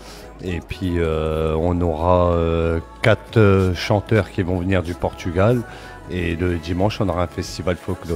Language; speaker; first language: French; early bilingual, other home language; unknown